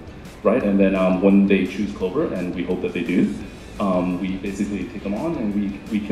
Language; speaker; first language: English; native; English